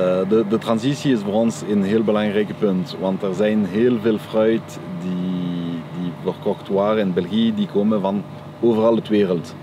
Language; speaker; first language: Dutch; non-native, local second language; French